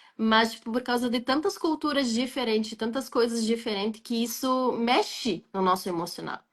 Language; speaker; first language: Portuguese; non-native, fluent; Arabic